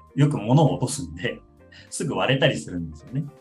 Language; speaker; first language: Japanese; native; Japanese